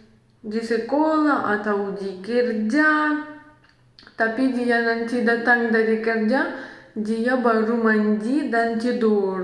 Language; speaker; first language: Indonesian; non-native, learner; Russian